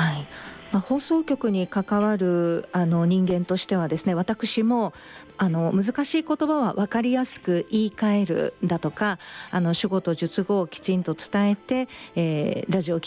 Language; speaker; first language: Japanese; native; Japanese